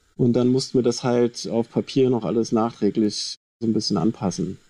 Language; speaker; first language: German; native; German